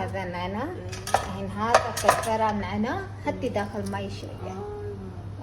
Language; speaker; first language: Arabic; non-native, learner; Urdu